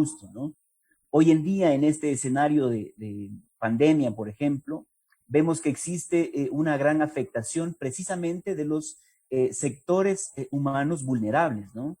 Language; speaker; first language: Spanish; native; Spanish